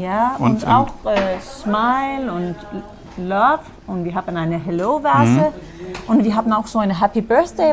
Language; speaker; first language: German; non-native, fluent; Danish